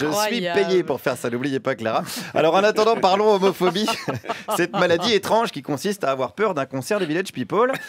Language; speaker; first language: French; native; French